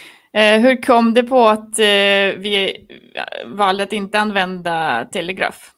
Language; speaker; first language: Swedish; non-native, fluent; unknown